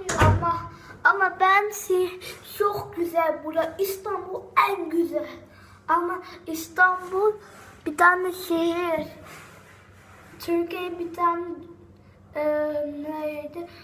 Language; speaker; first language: Turkish; non-native, learner; Dutch